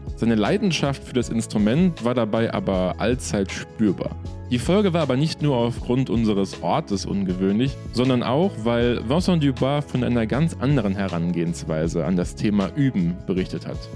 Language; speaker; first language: German; native; German